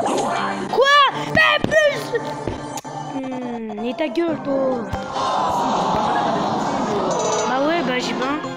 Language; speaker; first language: French; native; French